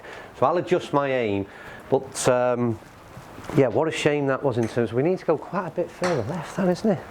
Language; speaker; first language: English; native; English